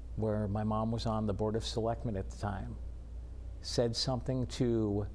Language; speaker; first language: English; native; English